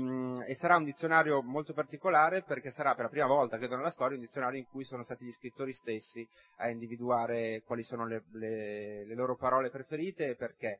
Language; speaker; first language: Italian; native; Italian